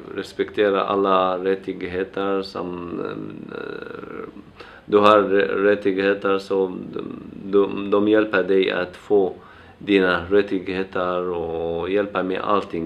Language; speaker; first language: Swedish; non-native, learner; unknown